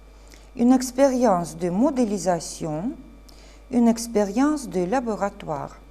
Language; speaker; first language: French; non-native, fluent; Russian